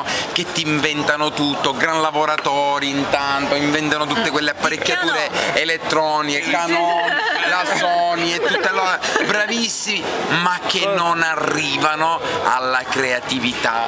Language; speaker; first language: Italian; native; Italian